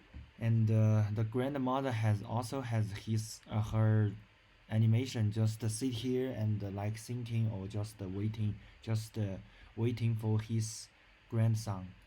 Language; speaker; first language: English; non-native, learner; Chinese